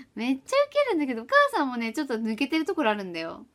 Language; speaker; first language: Japanese; native; Japanese